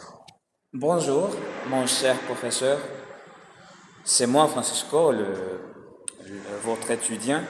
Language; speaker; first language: French; non-native, learner; Spanish